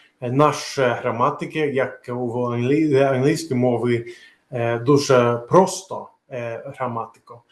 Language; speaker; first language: Ukrainian; non-native, learner; Swedish